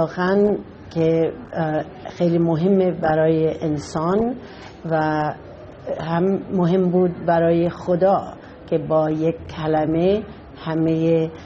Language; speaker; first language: Persian; non-native, fluent; English